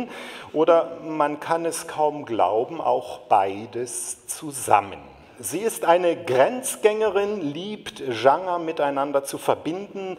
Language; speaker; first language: German; native; German